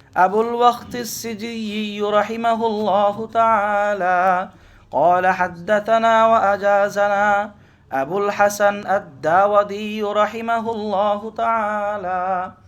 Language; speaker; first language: Arabic; non-native, fluent; Bangla